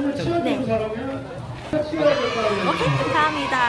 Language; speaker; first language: Korean; non-native, learner; Cantonese